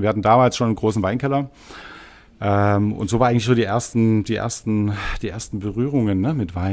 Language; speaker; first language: German; native; German